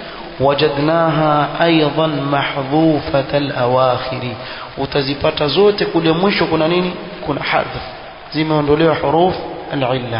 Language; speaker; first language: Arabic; non-native, fluent; Swahili